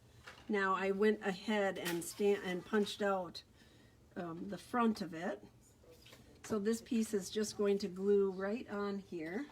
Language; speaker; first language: English; native; English